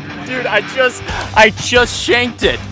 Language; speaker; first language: English; native; English